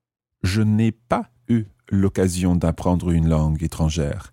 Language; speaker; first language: French; non-native, fluent; English